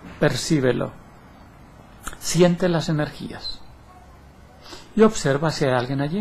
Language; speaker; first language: Spanish; native; Spanish